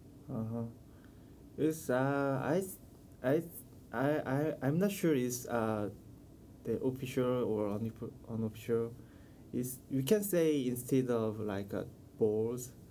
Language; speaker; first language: English; non-native, learner; Korean